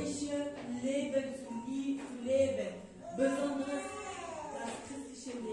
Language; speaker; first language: German; non-native, fluent; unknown